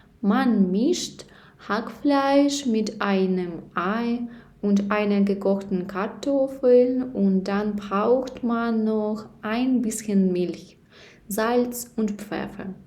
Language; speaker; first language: German; non-native, learner; Ukrainian